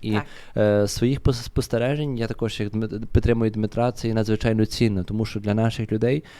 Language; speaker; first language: Ukrainian; native; Ukrainian